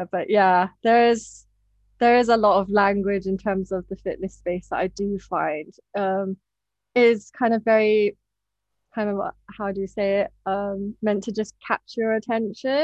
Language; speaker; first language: English; non-native, local second language; Japanese